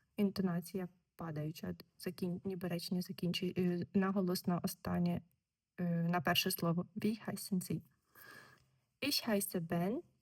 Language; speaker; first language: Ukrainian; native; Ukrainian